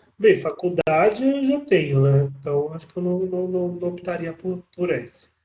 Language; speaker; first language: Portuguese; native; Portuguese